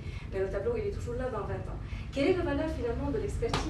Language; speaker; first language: French; non-native, local second language; Arabic